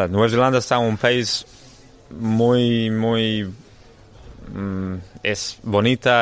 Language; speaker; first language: Spanish; non-native, learner; English